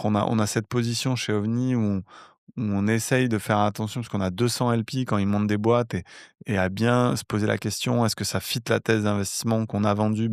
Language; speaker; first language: French; native; French